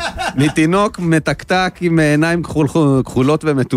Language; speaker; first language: Hebrew; native; Hebrew